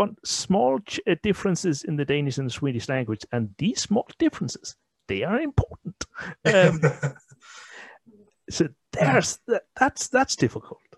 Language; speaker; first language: English; non-native, fluent; Danish